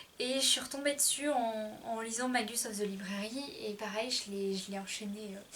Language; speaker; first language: French; native; French